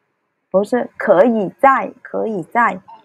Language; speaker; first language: Chinese; early bilingual, heritage; Cantonese